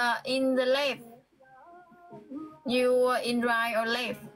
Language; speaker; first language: English; non-native, learner; Vietnamese